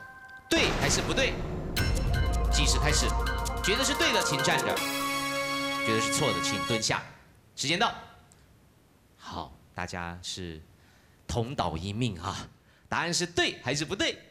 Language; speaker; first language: Chinese; native; Chinese